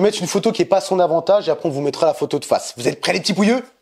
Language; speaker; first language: French; native; French